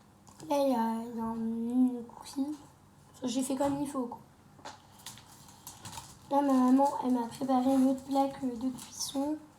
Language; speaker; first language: French; native; French